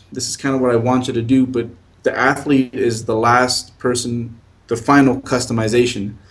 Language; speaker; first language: English; native; English